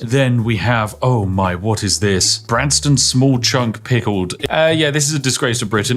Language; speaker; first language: English; native; English